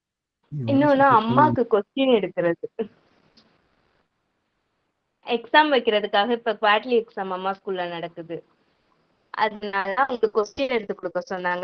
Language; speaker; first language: Tamil; native; Tamil